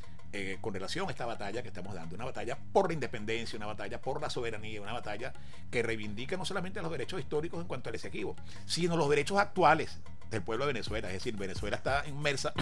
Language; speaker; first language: Spanish; native; Spanish